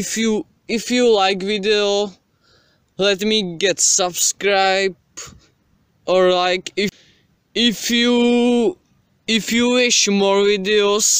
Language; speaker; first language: English; non-native, learner; Czech